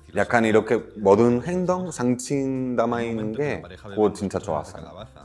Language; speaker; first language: Korean; non-native, fluent; Spanish